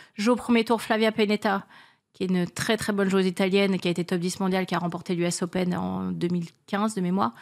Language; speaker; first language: French; native; French